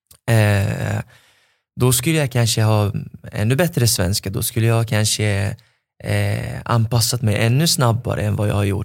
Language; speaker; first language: Swedish; non-native, fluent; Arabic